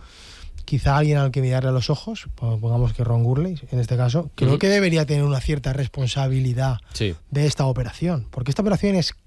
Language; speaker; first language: Spanish; native; Spanish